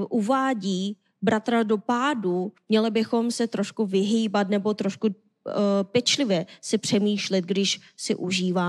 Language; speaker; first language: Czech; non-native, learner; Korean